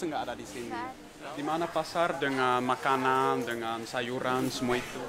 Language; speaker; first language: Indonesian; non-native, fluent; Dutch